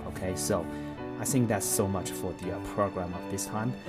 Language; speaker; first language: English; non-native, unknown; Chinese